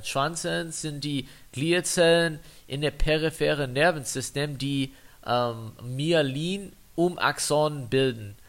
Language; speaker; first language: German; non-native, fluent; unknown